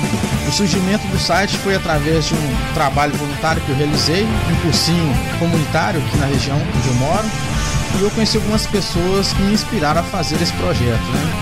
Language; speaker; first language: Portuguese; native; Portuguese